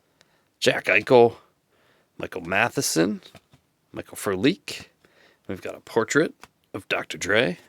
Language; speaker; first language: English; native; English